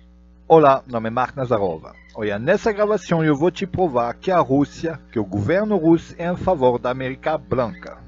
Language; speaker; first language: Portuguese; non-native, fluent; Russian